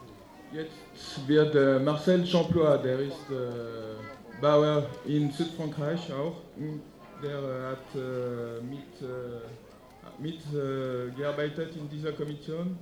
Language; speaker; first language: German; non-native, learner; French